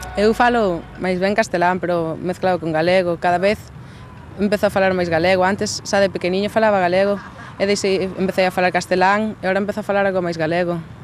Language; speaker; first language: Galician; native; Galician